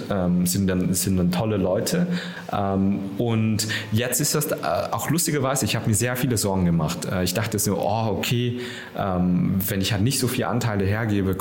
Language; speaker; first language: German; early bilingual, other home language; Vietnamese